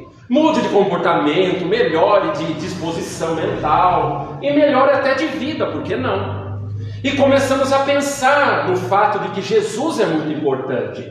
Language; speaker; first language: Portuguese; native; Portuguese